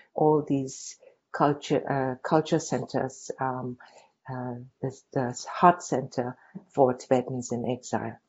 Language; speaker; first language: English; non-native, local second language; Tibetan